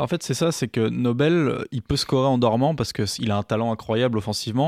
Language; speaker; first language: French; native; French